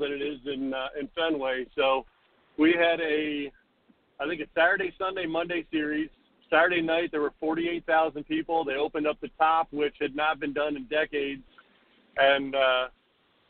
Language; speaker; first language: English; native; English